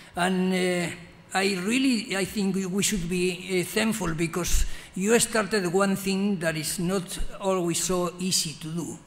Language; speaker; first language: English; non-native, fluent; Spanish